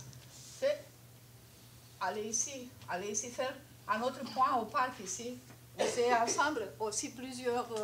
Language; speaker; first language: French; non-native, fluent; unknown